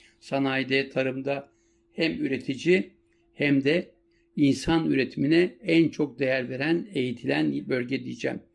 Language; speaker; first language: Turkish; native; Turkish